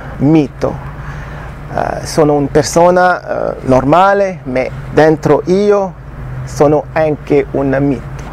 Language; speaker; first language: Italian; non-native, learner; French